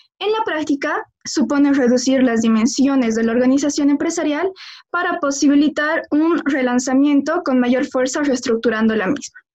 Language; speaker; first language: Spanish; native; Spanish